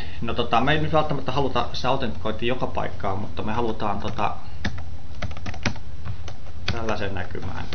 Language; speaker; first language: Finnish; native; Finnish